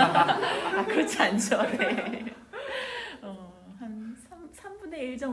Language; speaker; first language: Korean; native; Korean